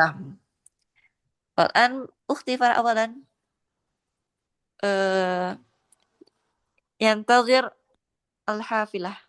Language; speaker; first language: Arabic; non-native, learner; Indonesian